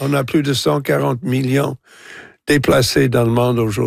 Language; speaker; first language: French; non-native, local second language; English